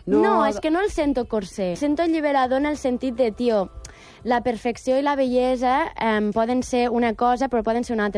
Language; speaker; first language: Catalan; native; Catalan